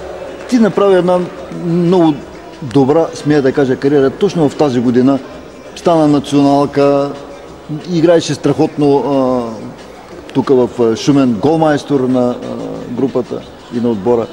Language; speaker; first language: Bulgarian; native; Bulgarian